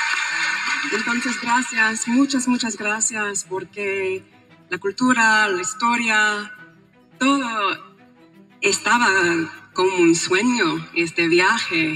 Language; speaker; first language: Spanish; non-native, learner; English